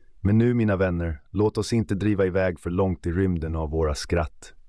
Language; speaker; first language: Swedish; native; Swedish